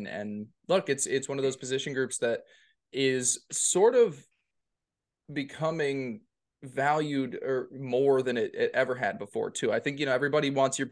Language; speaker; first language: English; native; English